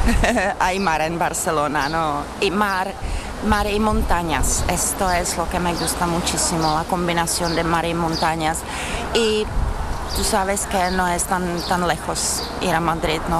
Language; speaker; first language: Spanish; non-native, fluent; Czech